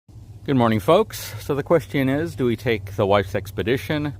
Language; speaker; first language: English; native; English